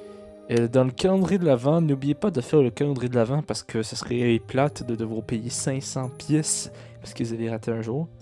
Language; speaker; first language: French; native; French